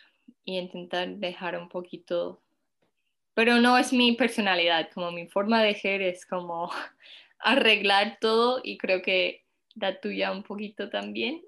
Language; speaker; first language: Spanish; early bilingual, heritage; Spanish